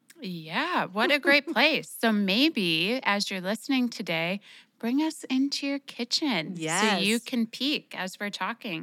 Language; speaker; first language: English; native; English